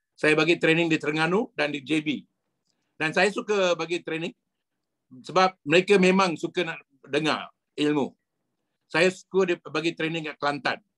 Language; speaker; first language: Malay; non-native, local second language; Tamil